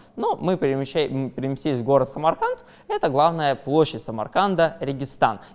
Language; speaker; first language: Russian; native; Russian